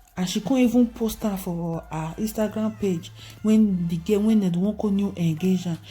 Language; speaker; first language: Nigerian Pidgin; non-native, local second language; Igbo